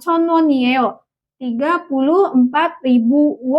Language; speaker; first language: Korean; non-native, fluent; Indonesian